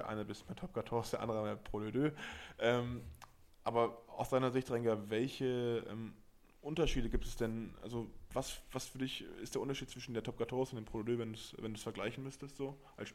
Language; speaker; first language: German; native; German